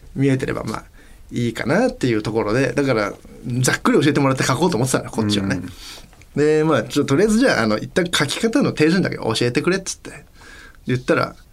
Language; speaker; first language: Japanese; native; Japanese